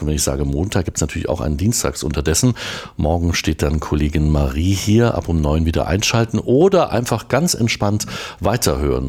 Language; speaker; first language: German; native; German